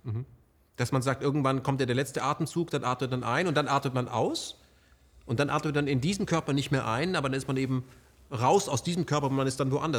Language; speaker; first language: German; native; German